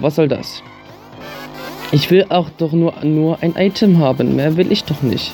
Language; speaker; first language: German; native; German